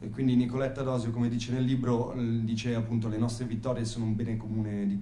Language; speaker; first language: Italian; native; Italian